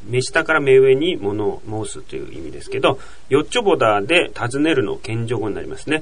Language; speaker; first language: Japanese; native; Japanese